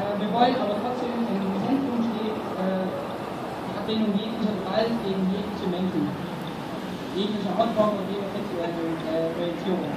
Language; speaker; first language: German; native; German